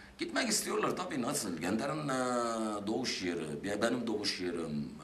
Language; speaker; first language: Turkish; non-native, fluent; Armenian